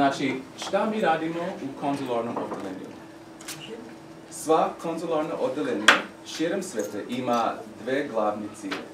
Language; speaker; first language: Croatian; non-native, learner; English